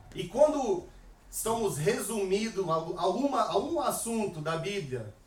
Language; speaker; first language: Portuguese; non-native, fluent; English